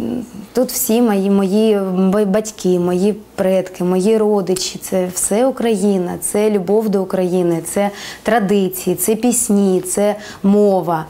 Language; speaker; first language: Ukrainian; non-native, local second language; Russian